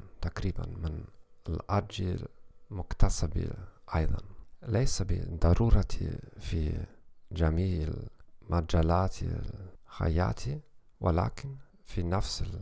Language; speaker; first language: Arabic; non-native, learner; German